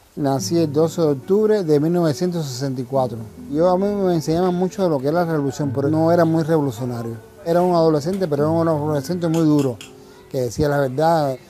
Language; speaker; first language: Spanish; native; Spanish